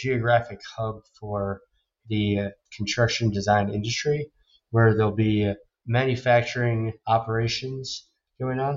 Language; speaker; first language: English; native; English